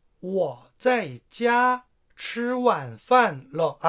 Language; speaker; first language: Chinese; non-native, fluent; Korean